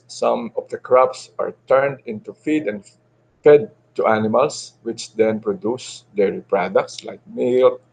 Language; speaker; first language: English; non-native, local second language; Filipino